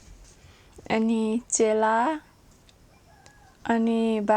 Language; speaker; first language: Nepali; non-native, local second language; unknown